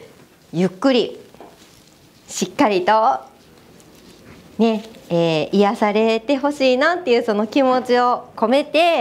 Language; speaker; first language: Japanese; native; Japanese